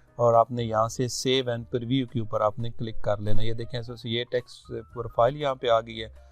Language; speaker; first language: Urdu; non-native, local second language; Punjabi